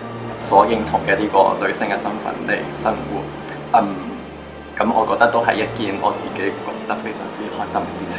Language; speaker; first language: Cantonese; native; Cantonese